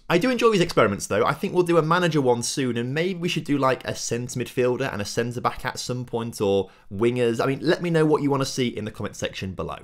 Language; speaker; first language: English; native; English